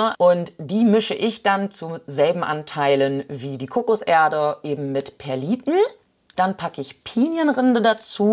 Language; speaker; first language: German; native; German